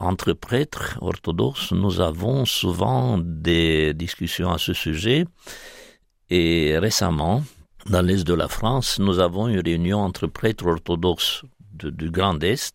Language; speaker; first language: French; non-native, fluent; Romanian